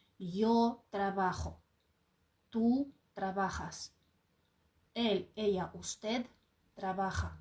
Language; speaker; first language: Spanish; non-native, fluent; Ukrainian